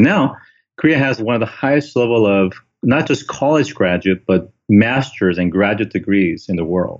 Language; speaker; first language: English; early bilingual, other home language; Korean